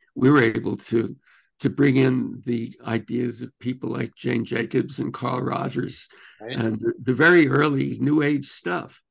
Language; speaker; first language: English; native; English